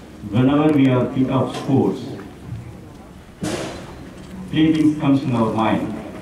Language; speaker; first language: English; non-native, local second language; Tamil